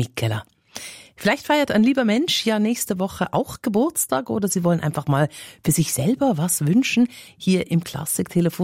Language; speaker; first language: German; native; German